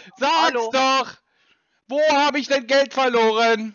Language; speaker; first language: German; native; German